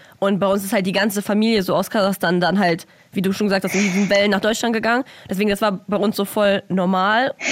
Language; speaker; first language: German; early bilingual, other home language; Russian